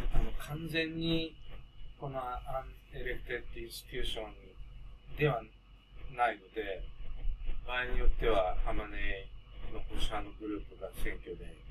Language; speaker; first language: Japanese; native; Japanese